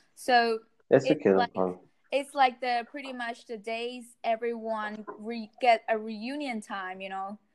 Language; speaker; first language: English; non-native, fluent; Chinese